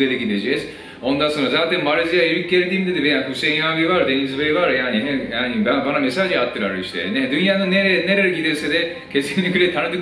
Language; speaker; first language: Turkish; non-native, fluent; Japanese